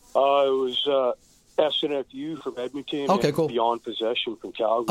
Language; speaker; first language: English; native; English